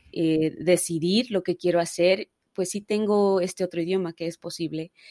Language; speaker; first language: Spanish; early bilingual, heritage; Spanish